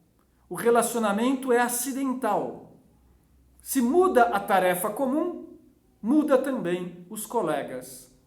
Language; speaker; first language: Portuguese; native; Portuguese